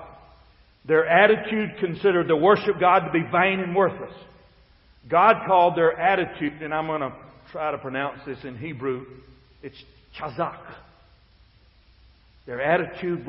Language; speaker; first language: English; native; English